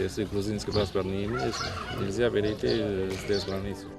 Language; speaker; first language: Russian; non-native, fluent; Georgian